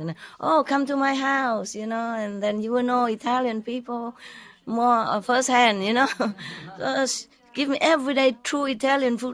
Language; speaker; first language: English; non-native, fluent; Vietnamese